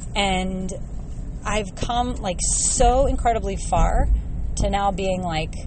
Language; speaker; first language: English; native; English